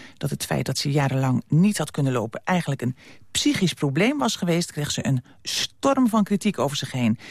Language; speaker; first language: Dutch; native; Dutch